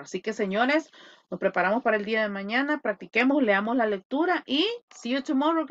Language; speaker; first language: Spanish; native; Spanish